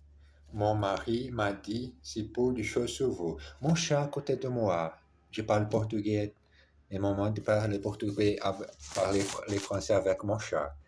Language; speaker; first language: French; non-native, learner; Portuguese